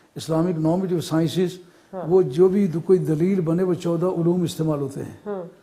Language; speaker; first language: Urdu; non-native, local second language; Punjabi